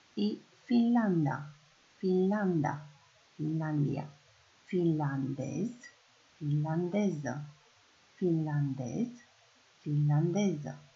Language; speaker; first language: Spanish; non-native, fluent; Romanian